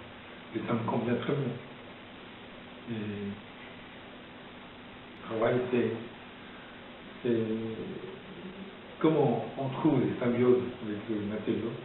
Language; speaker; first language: French; non-native, fluent; Japanese